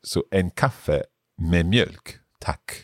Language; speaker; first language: Swedish; non-native, learner; English